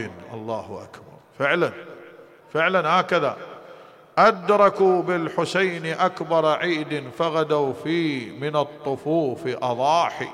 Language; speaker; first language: Arabic; native; Arabic